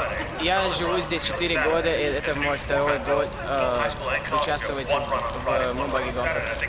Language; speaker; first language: Russian; native; Russian